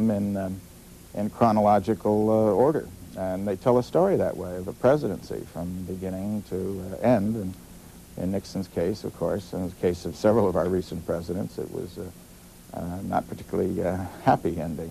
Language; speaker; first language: English; native; English